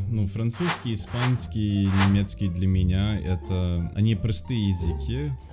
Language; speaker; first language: Russian; non-native, fluent; English